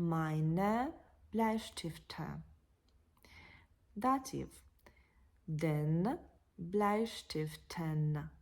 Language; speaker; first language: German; non-native, fluent; Ukrainian